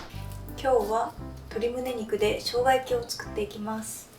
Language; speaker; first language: Japanese; native; Japanese